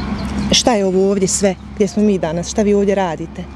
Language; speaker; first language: Bosnian; native; Bosnian